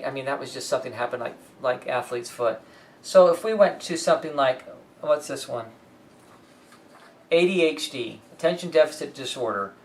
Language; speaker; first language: English; native; English